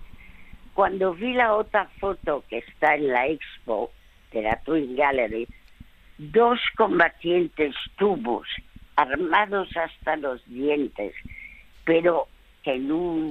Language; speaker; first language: Spanish; early bilingual, other home language; French